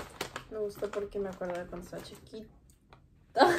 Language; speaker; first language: Spanish; early bilingual, heritage; English